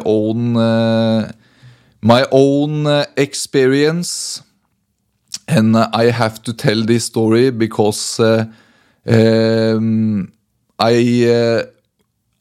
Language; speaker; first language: English; non-native, fluent; Norwegian